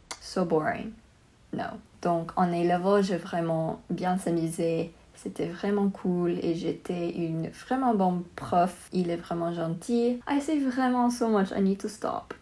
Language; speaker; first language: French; non-native, learner; Chinese